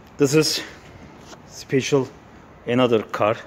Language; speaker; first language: English; non-native, learner; Turkish